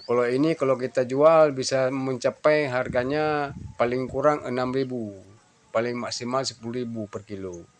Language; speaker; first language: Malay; non-native, local second language; Achinese